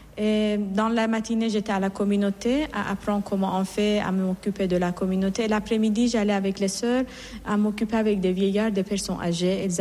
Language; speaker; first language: French; non-native, fluent; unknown